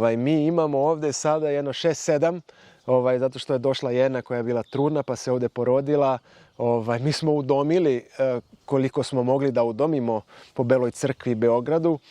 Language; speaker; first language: Serbian; non-native, fluent; Portuguese